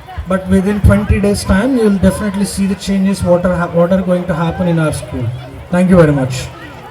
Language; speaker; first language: English; non-native, local second language; Telugu